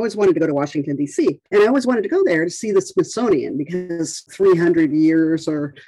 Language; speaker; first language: English; native; English